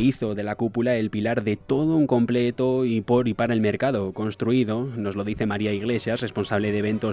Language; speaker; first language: Spanish; native; Spanish